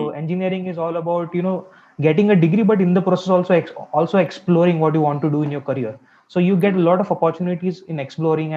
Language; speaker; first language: English; non-native, local second language; Marathi